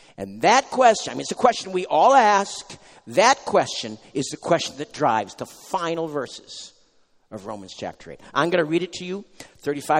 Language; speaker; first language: English; native; English